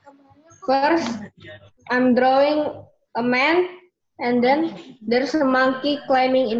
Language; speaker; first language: English; non-native, learner; Indonesian